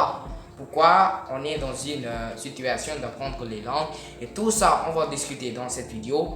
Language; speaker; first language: French; non-native, learner; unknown